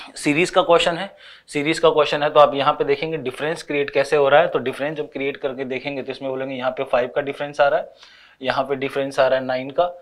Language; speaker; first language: Hindi; native; Hindi